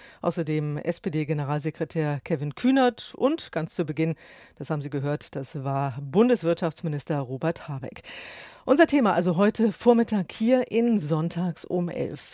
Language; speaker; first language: German; native; German